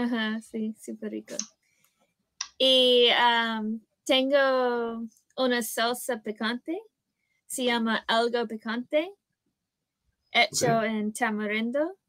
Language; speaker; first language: Spanish; non-native, learner; English